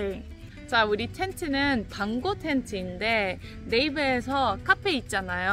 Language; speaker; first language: Korean; non-native, fluent; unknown